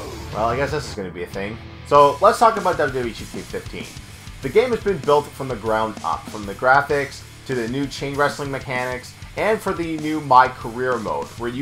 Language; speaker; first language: English; native; English